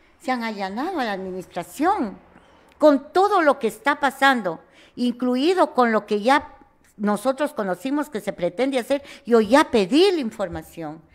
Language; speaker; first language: Spanish; native; Spanish